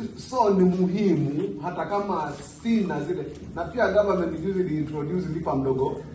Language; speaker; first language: Swahili; non-native, local second language; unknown